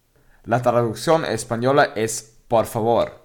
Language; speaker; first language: Spanish; non-native, learner; German